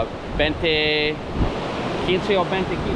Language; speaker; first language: Spanish; non-native, learner; English